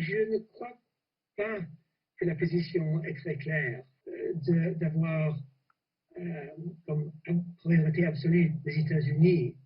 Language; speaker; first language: French; non-native, fluent; English